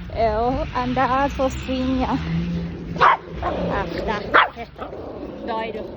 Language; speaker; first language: Portuguese; non-native, learner; Thai